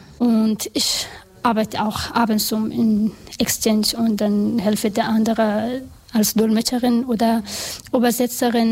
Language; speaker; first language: German; non-native, learner; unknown